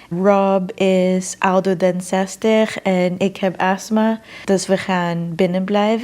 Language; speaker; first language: Dutch; non-native, fluent; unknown